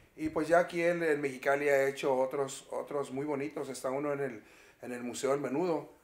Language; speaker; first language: Spanish; native; Spanish